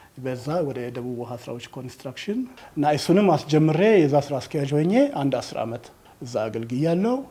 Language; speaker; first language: Amharic; non-native, local second language; Wolaytta